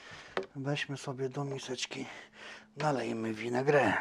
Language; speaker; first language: Polish; native; Polish